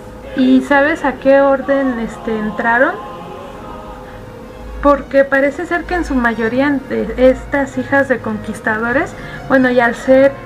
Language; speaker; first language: Spanish; native; Spanish